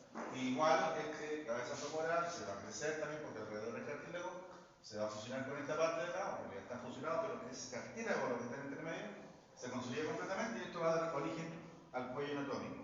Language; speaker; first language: Spanish; native; Spanish